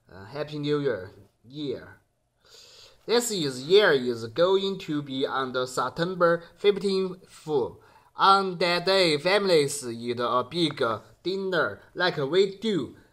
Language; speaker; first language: English; non-native, learner; Chinese